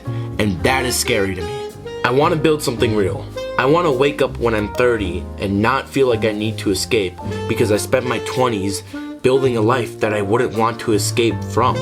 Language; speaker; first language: English; native; English